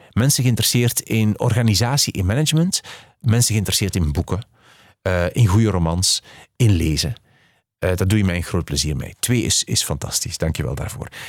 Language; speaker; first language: Dutch; native; Dutch